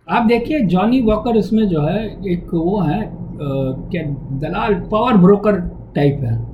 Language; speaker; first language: Hindi; non-native, local second language; Tamil